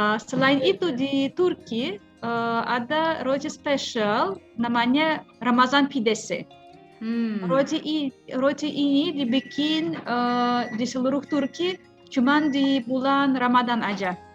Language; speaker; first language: Indonesian; non-native, fluent; Russian